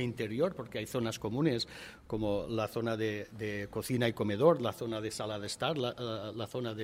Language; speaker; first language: Spanish; native; Spanish